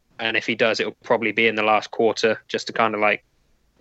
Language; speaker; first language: English; native; English